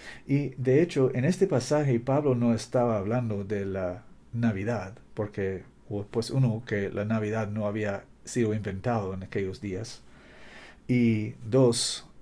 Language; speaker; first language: Spanish; non-native, fluent; English